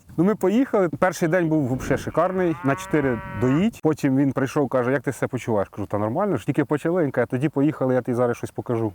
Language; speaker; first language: Ukrainian; native; Ukrainian